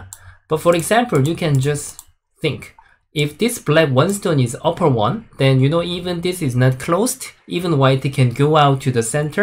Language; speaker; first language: English; non-native, fluent; Korean